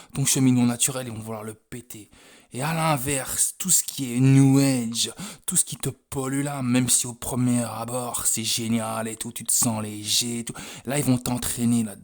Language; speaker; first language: French; native; French